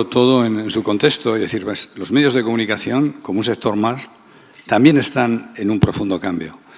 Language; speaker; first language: Spanish; native; Spanish